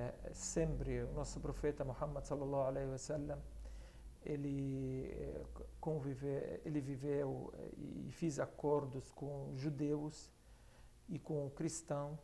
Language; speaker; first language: Portuguese; non-native, fluent; Arabic